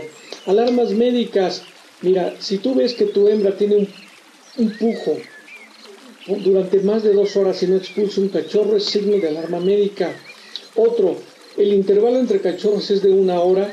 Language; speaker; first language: Spanish; native; Spanish